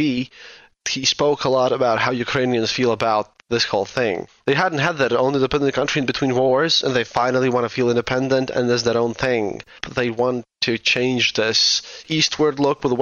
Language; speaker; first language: English; non-native, fluent; Russian